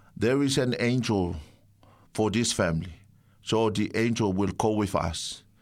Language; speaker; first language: English; non-native, fluent; Samoan